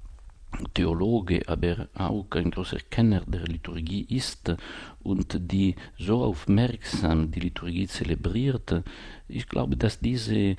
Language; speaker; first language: German; non-native, fluent; Italian